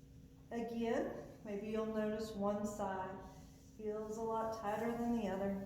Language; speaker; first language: English; native; English